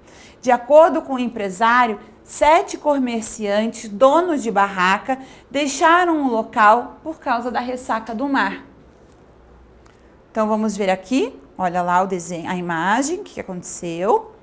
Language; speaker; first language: Portuguese; native; Portuguese